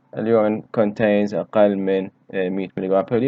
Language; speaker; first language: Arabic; native; Arabic